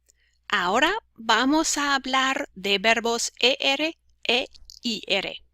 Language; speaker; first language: Spanish; non-native, fluent; English